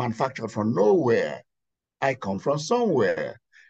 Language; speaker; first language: English; non-native, local second language; Igbo